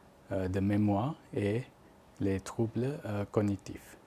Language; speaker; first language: French; non-native, fluent; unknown